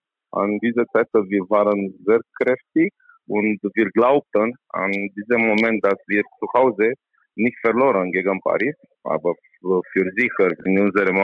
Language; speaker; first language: German; non-native, learner; Romanian